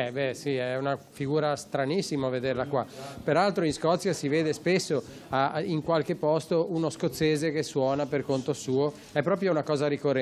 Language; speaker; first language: Italian; native; Italian